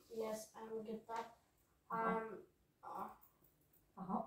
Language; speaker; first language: English; non-native, fluent; Russian